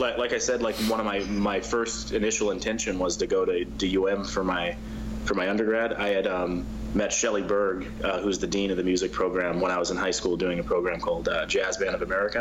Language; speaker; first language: English; native; English